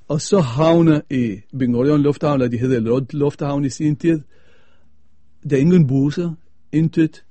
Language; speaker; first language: Danish; non-native, fluent; Arabic